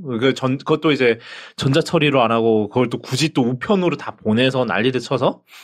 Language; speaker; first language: Korean; native; Korean